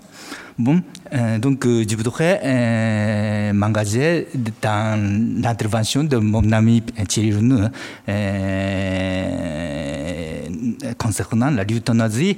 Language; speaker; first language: French; non-native, fluent; Japanese